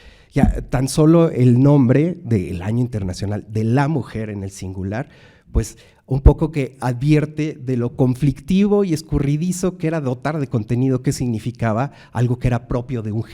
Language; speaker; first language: Spanish; native; Spanish